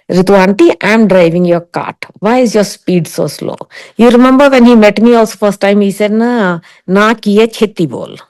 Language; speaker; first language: English; non-native, local second language; Punjabi